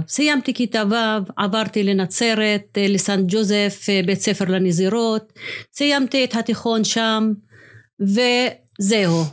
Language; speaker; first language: Hebrew; non-native, local second language; Arabic